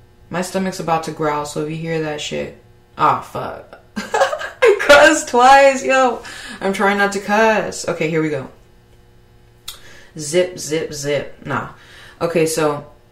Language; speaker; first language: English; early bilingual, other home language; Spanish